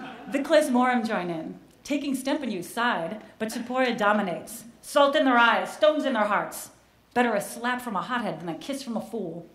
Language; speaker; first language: English; native; English